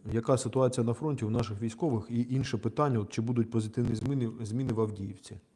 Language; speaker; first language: Ukrainian; non-native, local second language; Russian